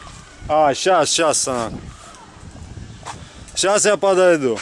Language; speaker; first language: Russian; native; Russian